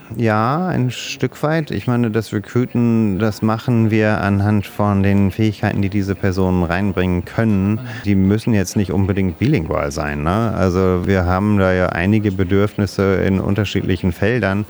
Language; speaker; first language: German; non-native, fluent; English